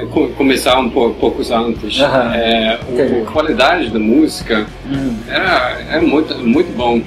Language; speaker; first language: Portuguese; non-native, learner; Norwegian